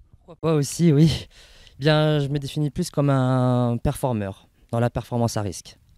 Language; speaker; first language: French; native; French